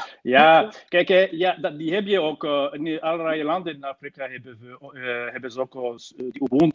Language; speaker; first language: Dutch; non-native, fluent; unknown